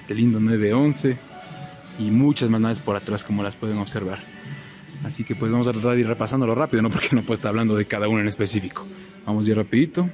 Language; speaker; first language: Spanish; native; Spanish